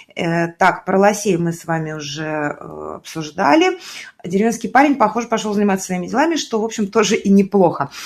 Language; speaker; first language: Russian; native; Russian